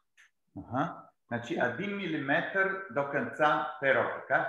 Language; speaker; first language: Russian; non-native, learner; Bulgarian